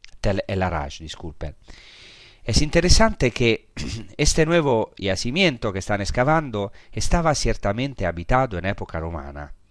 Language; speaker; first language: Spanish; non-native, fluent; Italian